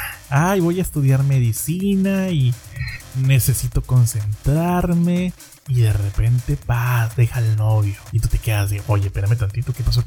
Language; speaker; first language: Spanish; native; Spanish